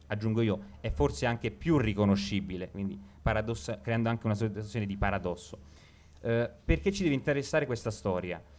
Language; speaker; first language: Italian; native; Italian